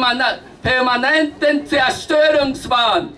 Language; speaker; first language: German; non-native, fluent; Japanese